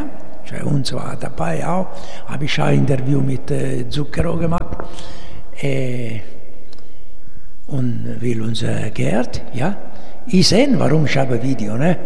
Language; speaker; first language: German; non-native, learner; Italian